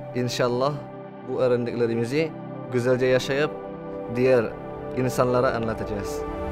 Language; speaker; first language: Turkish; non-native, fluent; Indonesian